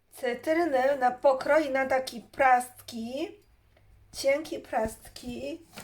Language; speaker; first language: Polish; non-native, learner; Chinese